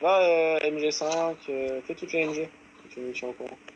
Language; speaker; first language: French; native; French